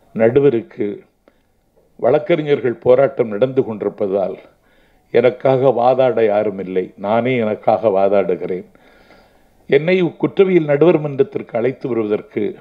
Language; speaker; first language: Tamil; native; Tamil